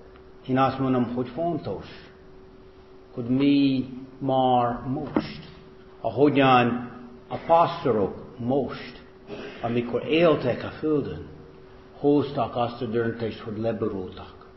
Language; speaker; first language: Hungarian; non-native, fluent; English